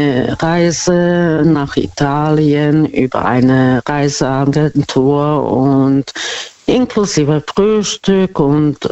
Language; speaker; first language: German; non-native, fluent; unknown